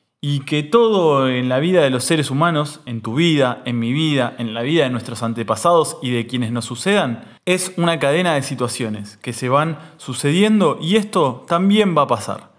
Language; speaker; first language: Spanish; native; Spanish